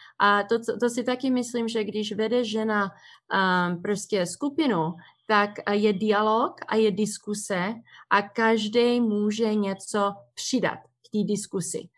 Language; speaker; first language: Czech; early bilingual, heritage; Czech